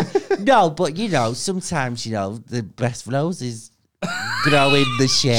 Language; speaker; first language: English; native; English